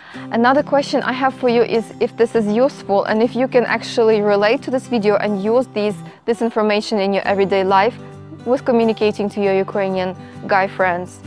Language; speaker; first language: English; non-native, fluent; Ukrainian